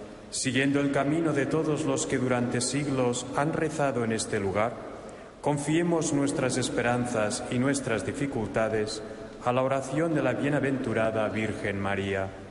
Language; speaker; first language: Spanish; non-native, local second language; Catalan